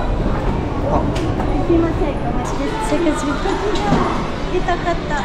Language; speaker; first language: Japanese; non-native, learner; Filipino